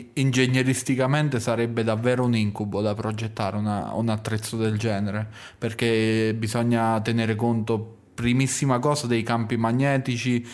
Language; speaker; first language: Italian; native; Italian